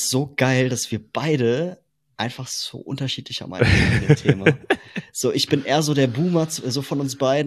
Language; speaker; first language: German; native; German